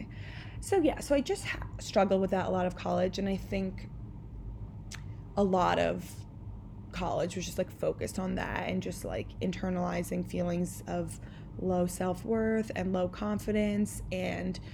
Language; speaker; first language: English; native; English